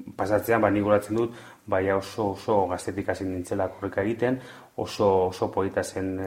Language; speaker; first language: Basque; non-native, local second language; Spanish